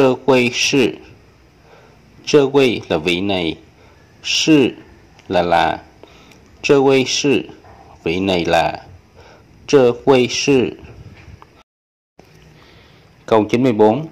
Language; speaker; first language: Chinese; non-native, fluent; Vietnamese